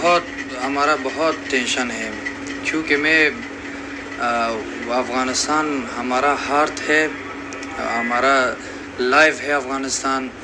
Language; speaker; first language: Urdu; non-native, learner; Persian